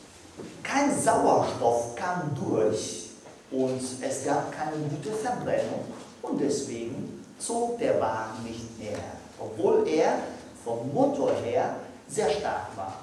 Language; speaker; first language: German; non-native, fluent; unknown